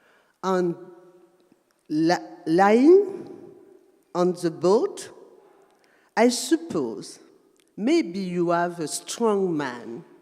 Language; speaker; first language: English; non-native, learner; French